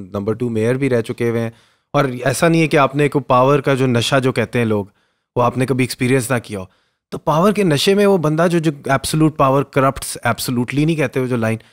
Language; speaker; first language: Urdu; native; Urdu